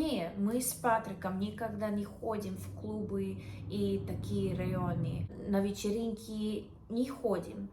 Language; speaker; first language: Russian; non-native, learner; English